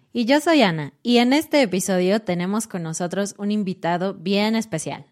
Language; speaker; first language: Spanish; native; Spanish